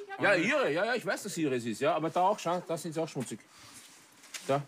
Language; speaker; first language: German; native; German